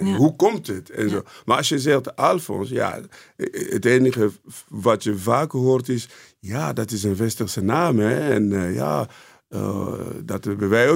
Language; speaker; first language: Dutch; non-native, fluent; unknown